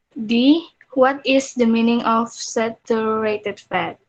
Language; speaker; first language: English; non-native, learner; Indonesian